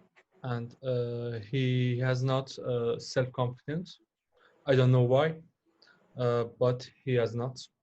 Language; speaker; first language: English; non-native, learner; Persian